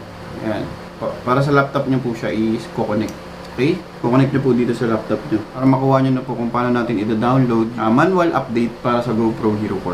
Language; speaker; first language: Filipino; native; Filipino